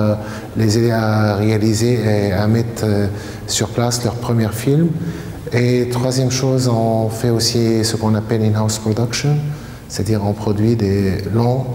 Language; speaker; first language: French; non-native, fluent; Arabic